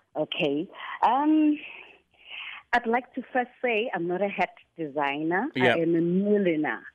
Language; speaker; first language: English; non-native, local second language; Xhosa